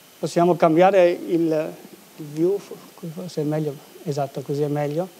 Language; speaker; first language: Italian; non-native, local second language; German